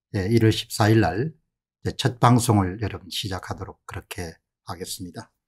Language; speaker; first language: Korean; native; Korean